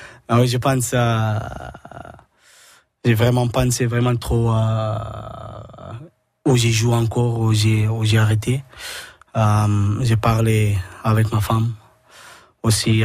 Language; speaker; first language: French; non-native, learner; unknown